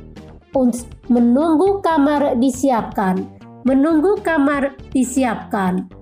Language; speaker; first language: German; non-native, fluent; Indonesian